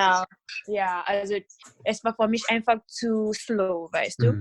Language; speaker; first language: German; non-native, fluent; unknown